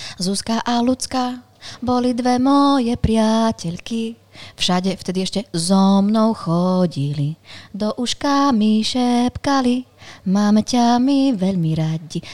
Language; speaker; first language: Slovak; native; Slovak